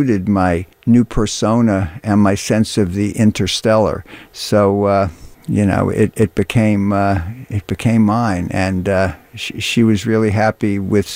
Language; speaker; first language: English; native; English